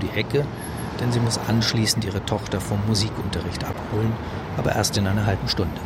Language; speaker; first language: German; native; German